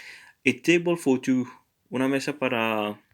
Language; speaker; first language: Spanish; non-native, learner; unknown